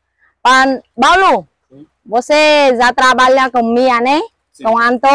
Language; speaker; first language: Portuguese; non-native, learner; Vietnamese